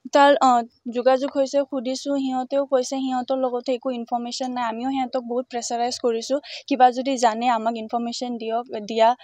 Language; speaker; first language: Assamese; non-native, local second language; Nepali